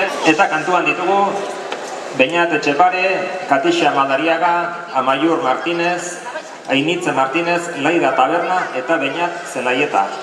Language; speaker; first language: Basque; native; Basque